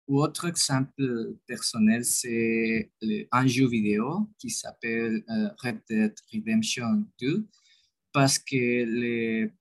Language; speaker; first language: French; non-native, learner; Spanish